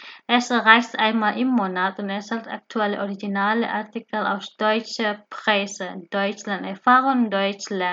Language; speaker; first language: German; non-native, learner; Indonesian